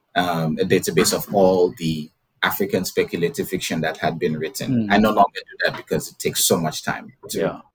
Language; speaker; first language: English; non-native, local second language; Yoruba